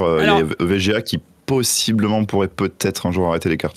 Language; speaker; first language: French; native; French